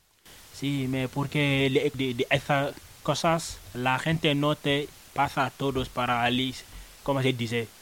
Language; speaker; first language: Spanish; non-native, learner; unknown